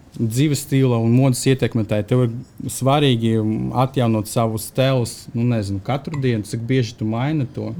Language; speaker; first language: Latvian; non-native, local second language; Russian